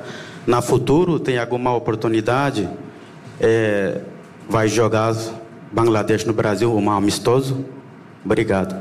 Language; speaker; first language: Portuguese; non-native, learner; Bangla